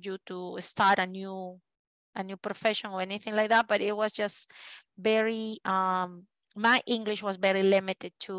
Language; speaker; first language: English; non-native, fluent; Spanish